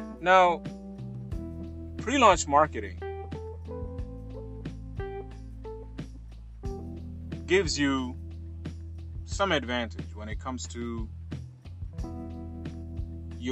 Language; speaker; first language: English; non-native, local second language; Urdu